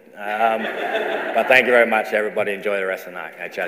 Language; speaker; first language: English; native; English